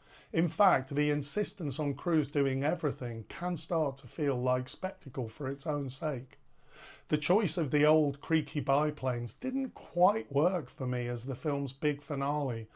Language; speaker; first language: English; native; English